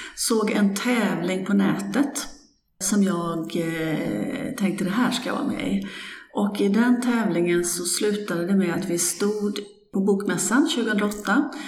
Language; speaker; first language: Swedish; native; Swedish